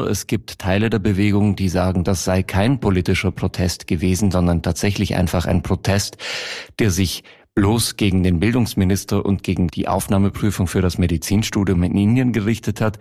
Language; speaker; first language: German; native; German